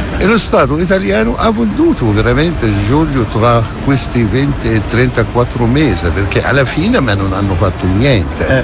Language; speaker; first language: Italian; non-native, fluent; Arabic